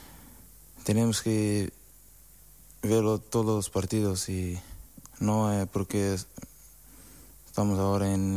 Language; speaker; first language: Spanish; non-native, learner; Portuguese